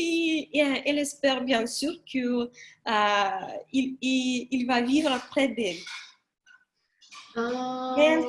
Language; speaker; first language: French; non-native, learner; Russian